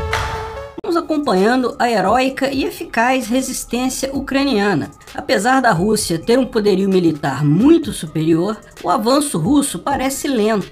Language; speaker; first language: Portuguese; native; Portuguese